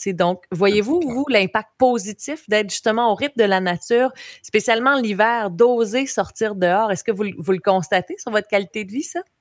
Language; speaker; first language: French; native; French